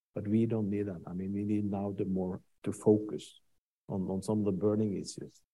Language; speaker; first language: English; non-native, fluent; Norwegian